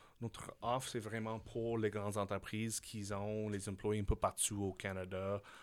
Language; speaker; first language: French; non-native, fluent; English